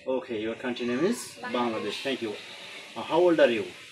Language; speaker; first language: English; non-native, learner; Bangla